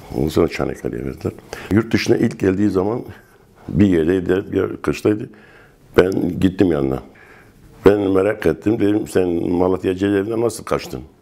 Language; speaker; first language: Turkish; non-native, local second language; Kurdish